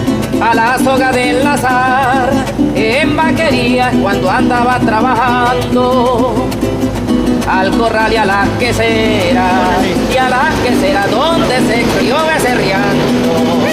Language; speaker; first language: Spanish; native; Spanish